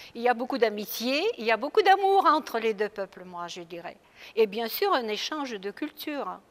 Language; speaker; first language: French; non-native, fluent; Russian